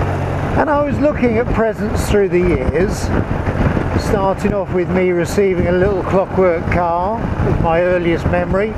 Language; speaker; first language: English; native; English